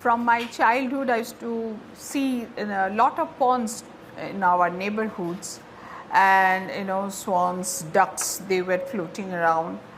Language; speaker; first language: English; non-native, local second language; Bangla